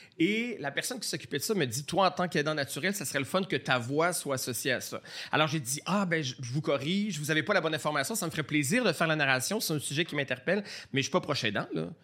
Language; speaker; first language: French; native; French